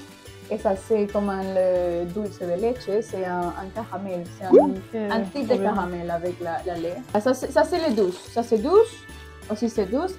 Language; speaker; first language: French; non-native, learner; Spanish